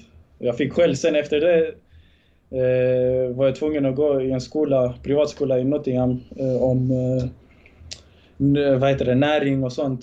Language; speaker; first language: Swedish; early bilingual, other home language; Bosnian